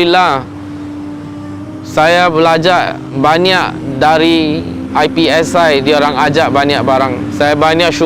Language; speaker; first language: Indonesian; non-native, local second language; Chinese